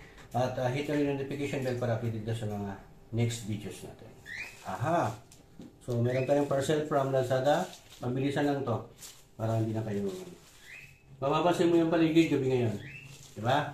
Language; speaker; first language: Filipino; native; Filipino